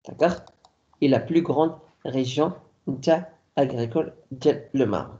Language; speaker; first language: French; non-native, local second language; Arabic